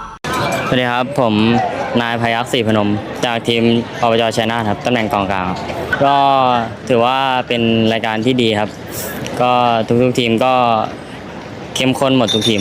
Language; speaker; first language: Thai; early bilingual, other home language; Lao